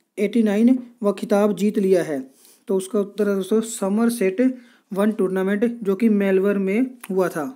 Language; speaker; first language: Hindi; non-native, local second language; Punjabi